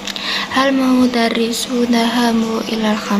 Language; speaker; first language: Arabic; non-native, learner; Indonesian